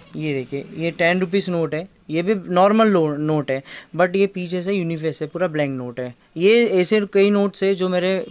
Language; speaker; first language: Hindi; native; Hindi